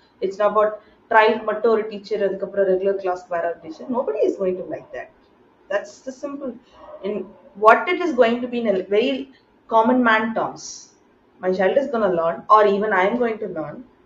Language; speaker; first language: English; non-native, local second language; Tamil